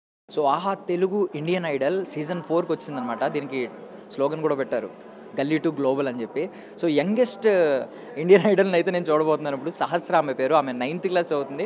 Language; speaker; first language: Telugu; native; Telugu